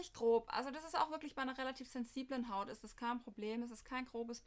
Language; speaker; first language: German; native; German